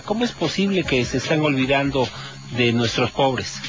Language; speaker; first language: Spanish; native; Spanish